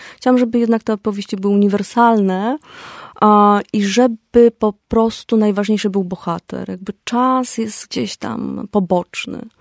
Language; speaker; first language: Polish; native; Polish